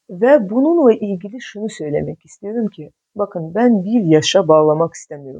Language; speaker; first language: Turkish; non-native, fluent; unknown